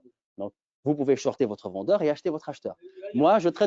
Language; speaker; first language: French; native; French